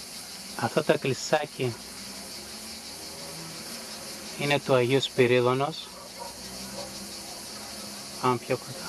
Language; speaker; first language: Greek; native; Greek